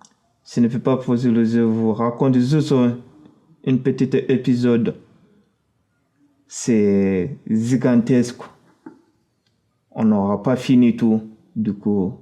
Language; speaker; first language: French; non-native, fluent; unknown